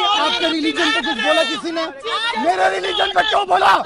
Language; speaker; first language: Hindi; non-native, local second language; Punjabi